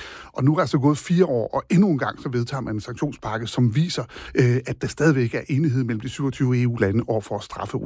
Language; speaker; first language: Danish; native; Danish